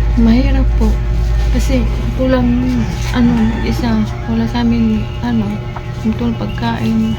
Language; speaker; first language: Filipino; non-native, local second language; Waray